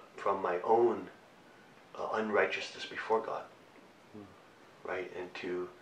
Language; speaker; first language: English; native; English